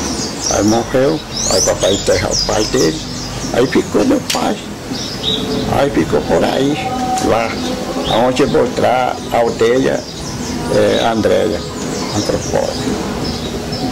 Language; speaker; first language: Portuguese; non-native, local second language; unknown